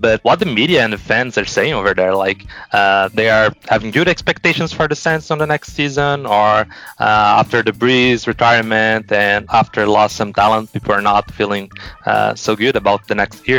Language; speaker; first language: English; non-native, fluent; Portuguese